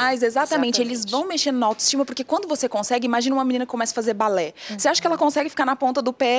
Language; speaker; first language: Portuguese; native; Portuguese